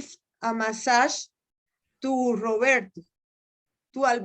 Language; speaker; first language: English; non-native, learner; Spanish